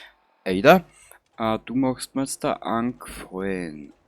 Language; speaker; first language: German; native; German